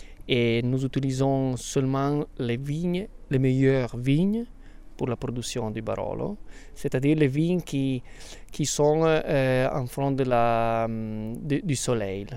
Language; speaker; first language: French; non-native, fluent; Italian